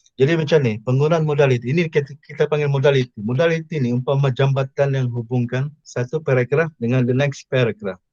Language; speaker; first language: Malay; native; Malay